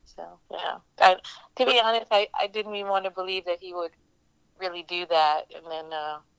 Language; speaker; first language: English; native; English